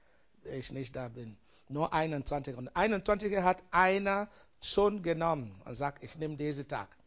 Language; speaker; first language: German; non-native, learner; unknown